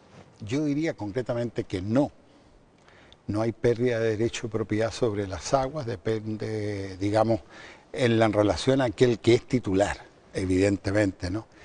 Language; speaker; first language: Spanish; native; Spanish